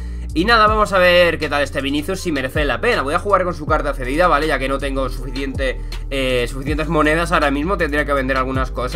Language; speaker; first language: Spanish; native; Spanish